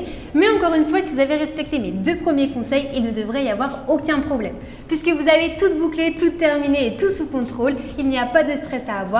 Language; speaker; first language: French; native; French